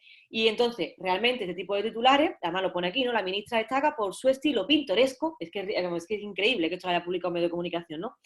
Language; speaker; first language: Spanish; native; Spanish